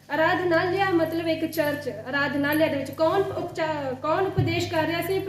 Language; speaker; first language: Hindi; non-native, local second language; Punjabi